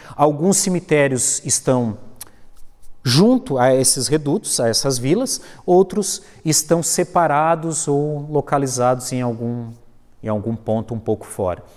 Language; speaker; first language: Portuguese; native; Portuguese